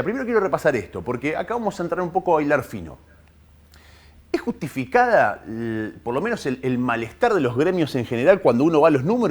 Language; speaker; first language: Spanish; native; Spanish